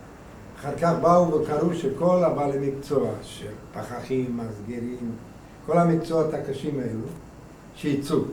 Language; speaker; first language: Hebrew; non-native, fluent; Hungarian